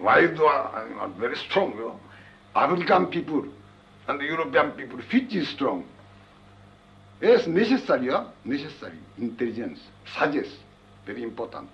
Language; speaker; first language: English; non-native, learner; Japanese